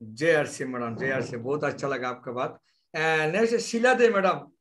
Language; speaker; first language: Hindi; non-native, local second language; Bangla